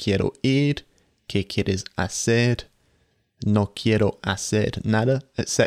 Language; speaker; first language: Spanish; non-native, fluent; English